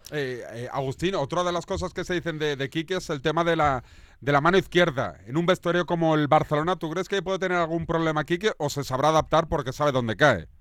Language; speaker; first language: Spanish; native; Spanish